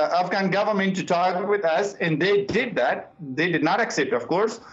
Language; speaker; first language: English; non-native, fluent; Persian